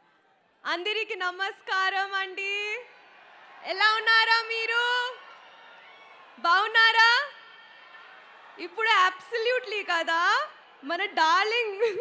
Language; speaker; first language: Telugu; non-native, learner; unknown